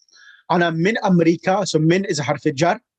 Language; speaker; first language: Arabic; non-native, fluent; English